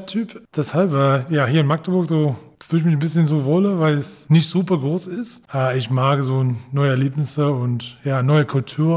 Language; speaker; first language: German; non-native, fluent; English